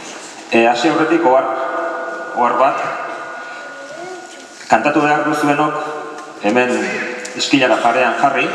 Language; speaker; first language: Basque; native; Basque